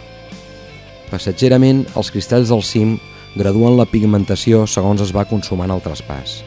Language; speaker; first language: Catalan; native; Catalan